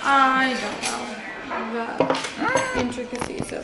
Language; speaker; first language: English; native; English